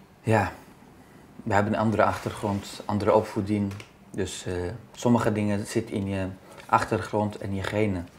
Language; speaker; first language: Dutch; non-native, fluent; Arabic